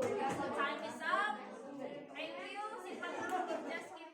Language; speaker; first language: English; non-native, learner; Indonesian